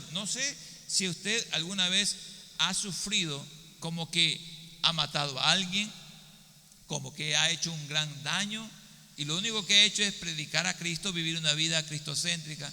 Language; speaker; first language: Spanish; native; Spanish